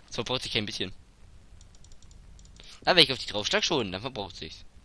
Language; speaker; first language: German; native; German